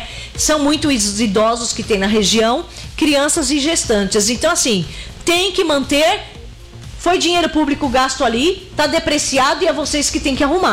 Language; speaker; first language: Portuguese; native; Portuguese